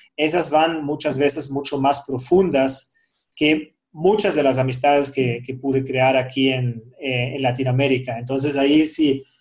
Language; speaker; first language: Spanish; non-native, fluent; German